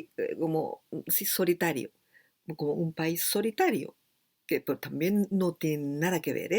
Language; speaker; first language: Spanish; non-native, fluent; Japanese